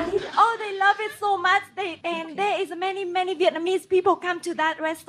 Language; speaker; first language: English; non-native, learner; Vietnamese